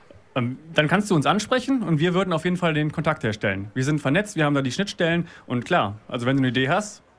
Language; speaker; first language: German; native; German